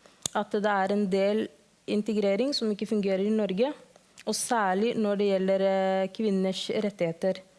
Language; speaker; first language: Norwegian; early bilingual, other home language; Somali